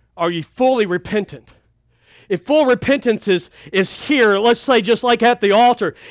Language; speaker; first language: English; native; English